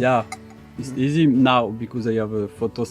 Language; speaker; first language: English; non-native, learner; French